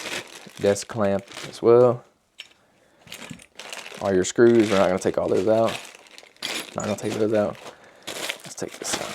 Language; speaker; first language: English; native; English